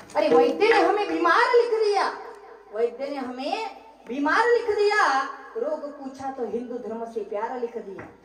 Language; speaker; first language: Hindi; non-native, local second language; Marathi